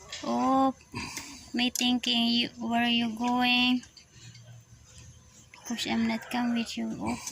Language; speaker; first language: English; non-native, learner; Cebuano